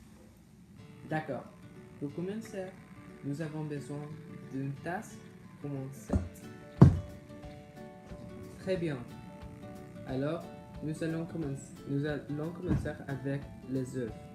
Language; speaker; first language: French; non-native, learner; English